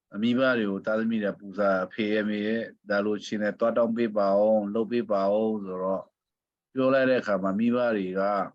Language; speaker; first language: Burmese; non-native, local second language; Hakha Chin